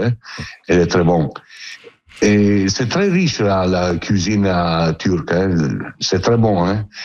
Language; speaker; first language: French; non-native, learner; Italian